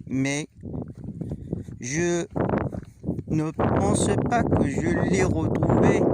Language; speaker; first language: French; non-native, learner; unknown